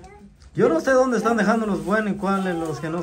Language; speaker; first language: Spanish; native; Spanish